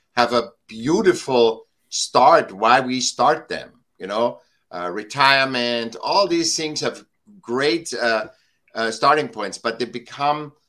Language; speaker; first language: English; non-native, fluent; German